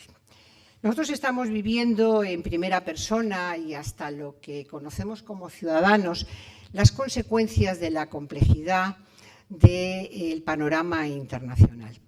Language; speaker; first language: Spanish; native; Spanish